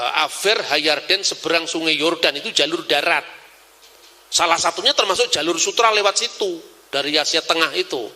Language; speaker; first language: Indonesian; non-native, local second language; Javanese